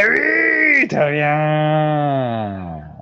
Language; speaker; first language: French; non-native, fluent; Portuguese